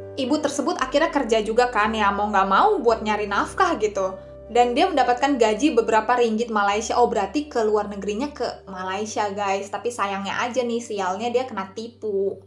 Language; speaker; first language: Indonesian; native; Indonesian